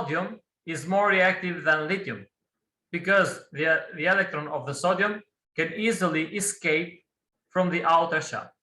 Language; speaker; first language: English; non-native, fluent; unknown